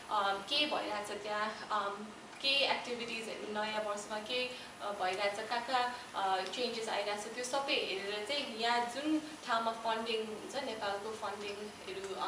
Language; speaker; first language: Nepali; early bilingual, heritage; Nepali